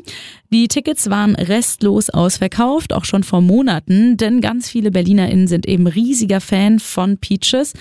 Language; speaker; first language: German; native; German